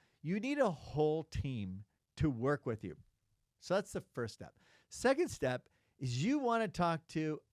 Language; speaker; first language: English; native; English